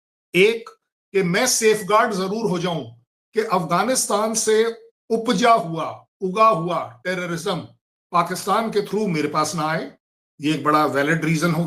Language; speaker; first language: Hindi; native; Hindi